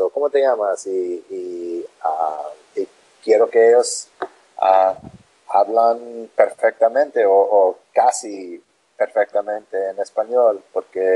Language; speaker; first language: Spanish; non-native, learner; English